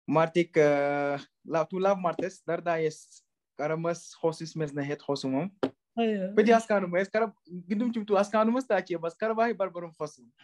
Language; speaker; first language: Armenian; non-native, learner; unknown